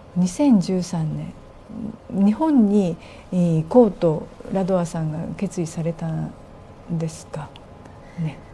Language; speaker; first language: Japanese; native; Japanese